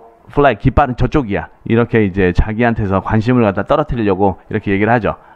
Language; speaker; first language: Korean; native; Korean